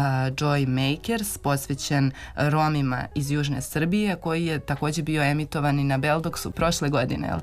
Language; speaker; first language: Serbian; native; Serbian